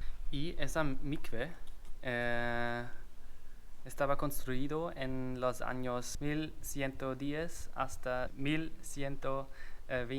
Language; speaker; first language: Spanish; non-native, learner; German